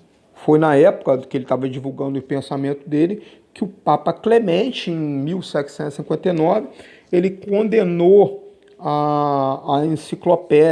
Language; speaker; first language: Portuguese; native; Portuguese